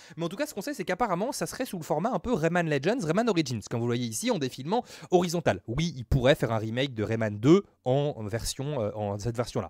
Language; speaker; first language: French; native; French